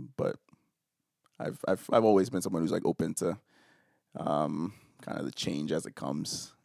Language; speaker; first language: English; early bilingual, other home language; Akan